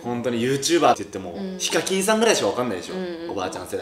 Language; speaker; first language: Japanese; native; Japanese